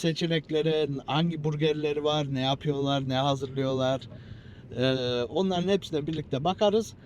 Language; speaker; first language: Turkish; early bilingual, heritage; Turkish